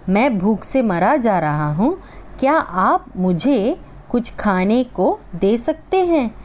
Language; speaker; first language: Hindi; non-native, local second language; Malayalam